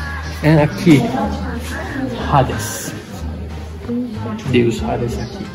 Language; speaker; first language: Portuguese; non-native, learner; Turkish